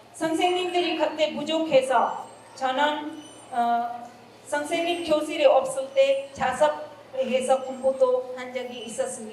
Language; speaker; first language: Korean; non-native, learner; Hindi